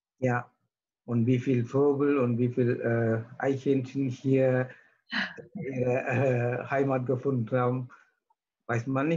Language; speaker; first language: German; non-native, learner; Tamil